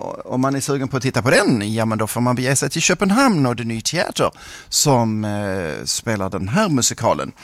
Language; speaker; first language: Swedish; native; Swedish